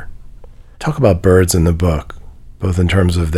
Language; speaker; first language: English; native; English